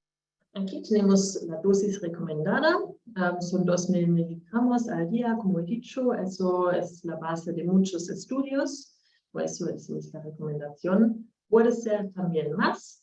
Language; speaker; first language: Spanish; non-native, learner; German